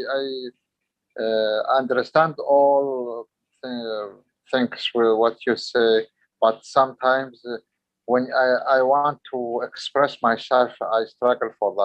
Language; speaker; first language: English; non-native, learner; Arabic